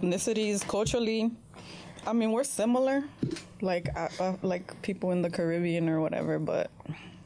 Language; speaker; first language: English; non-native, fluent; Spanish